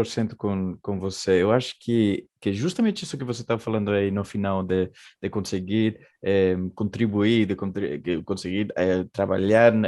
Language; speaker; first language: Portuguese; non-native, fluent; Spanish